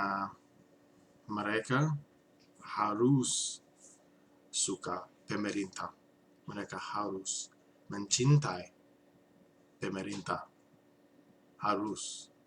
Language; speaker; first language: Indonesian; non-native, learner; English